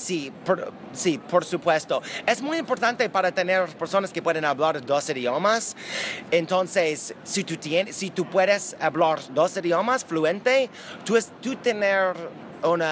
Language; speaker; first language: Spanish; non-native, learner; English